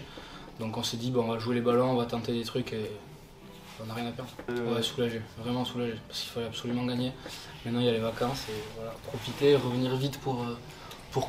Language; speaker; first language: French; native; French